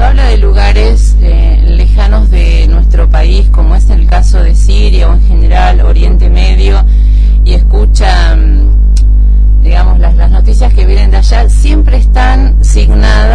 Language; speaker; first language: Spanish; native; Spanish